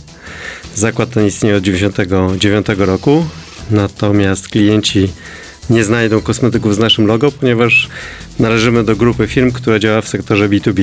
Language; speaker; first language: Polish; native; Polish